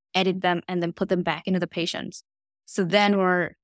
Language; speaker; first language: English; non-native, fluent; Korean